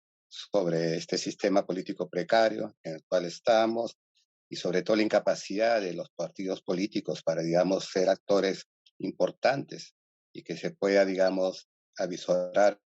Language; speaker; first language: Spanish; native; Spanish